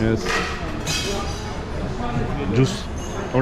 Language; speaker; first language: English; non-native, learner; French